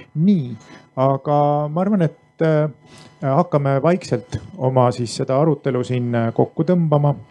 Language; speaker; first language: Estonian; native; Estonian